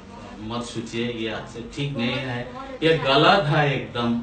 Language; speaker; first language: Hindi; non-native, local second language; Bangla